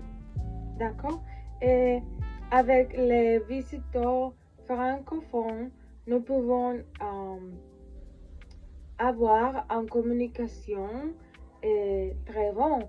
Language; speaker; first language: French; non-native, learner; Spanish